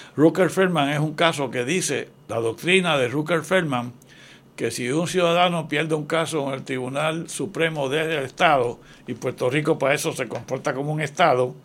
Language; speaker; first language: Spanish; native; Spanish